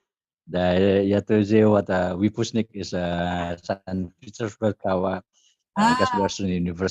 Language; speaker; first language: Russian; non-native, learner; Indonesian